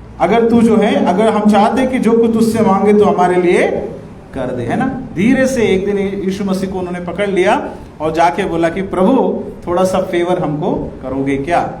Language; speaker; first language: Hindi; non-native, local second language; Marathi